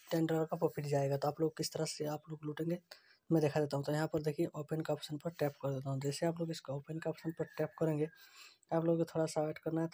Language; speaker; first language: Hindi; native; Hindi